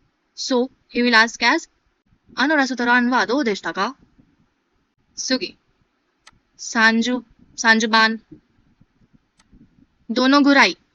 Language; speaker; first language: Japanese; non-native, fluent; Hindi